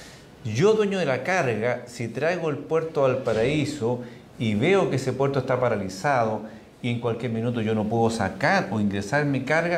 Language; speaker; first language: Spanish; native; Spanish